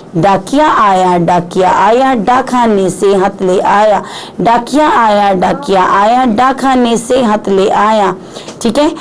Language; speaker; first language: Urdu; non-native, local second language; Punjabi